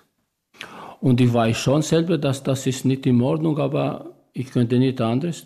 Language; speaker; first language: German; non-native, learner; Albanian